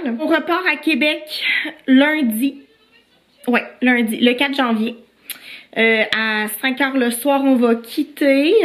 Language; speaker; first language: French; native; French